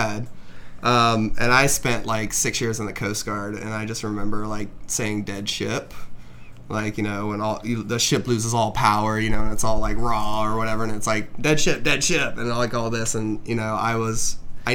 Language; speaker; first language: English; native; English